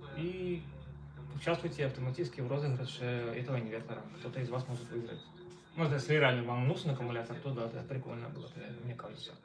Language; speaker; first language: Russian; native; Russian